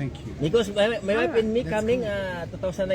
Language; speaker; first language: English; non-native, learner; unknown